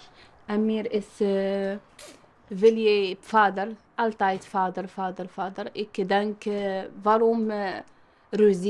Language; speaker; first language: Dutch; non-native, learner; Arabic